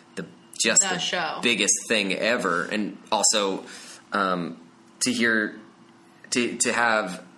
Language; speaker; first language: English; native; English